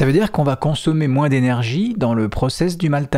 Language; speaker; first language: French; native; French